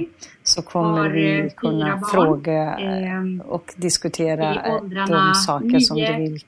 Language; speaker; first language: Swedish; non-native, fluent; Central Kurdish